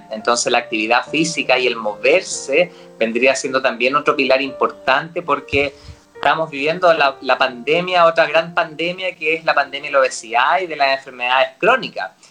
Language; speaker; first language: Spanish; native; Spanish